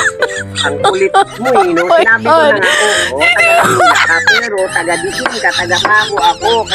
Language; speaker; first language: Filipino; non-native, local second language; Waray